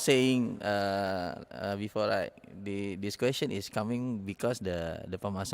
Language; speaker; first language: English; non-native, learner; Indonesian